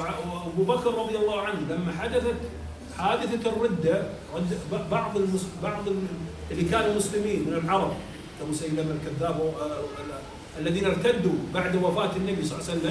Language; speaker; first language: Arabic; native; Arabic